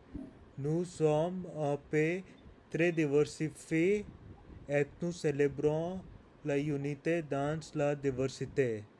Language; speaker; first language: French; non-native, learner; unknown